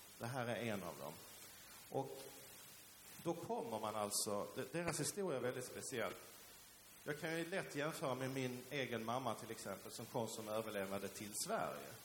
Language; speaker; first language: Swedish; early bilingual, other home language; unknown